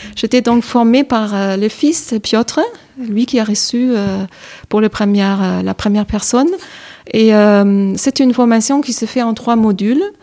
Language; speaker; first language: French; non-native, fluent; German